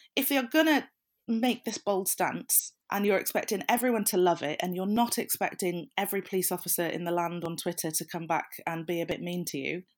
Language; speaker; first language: English; native; English